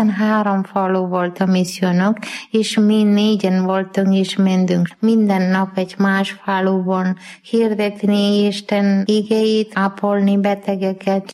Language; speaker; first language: Hungarian; non-native, fluent; Malayalam